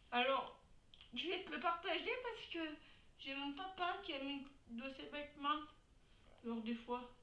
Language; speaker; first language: French; native; French